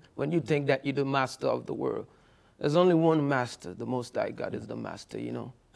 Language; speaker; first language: English; non-native, fluent; Haitian Creole